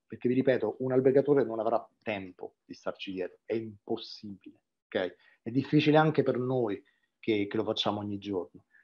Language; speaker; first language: Italian; native; Italian